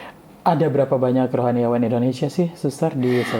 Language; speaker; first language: Indonesian; non-native, fluent; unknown